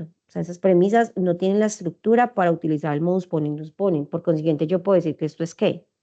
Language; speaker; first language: Spanish; native; Spanish